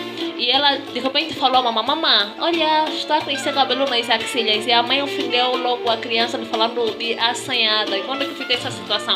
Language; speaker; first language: Portuguese; native; Portuguese